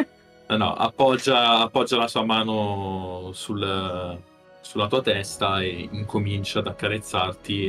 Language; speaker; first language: Italian; native; Italian